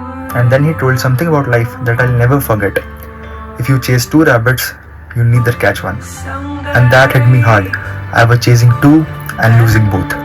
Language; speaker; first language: English; non-native, local second language; Hindi